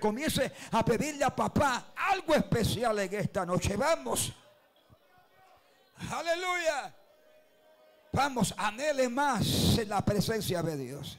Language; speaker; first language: Spanish; native; Spanish